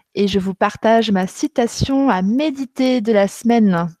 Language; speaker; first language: French; native; French